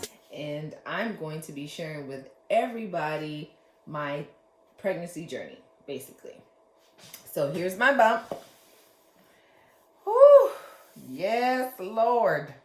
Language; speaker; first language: English; native; English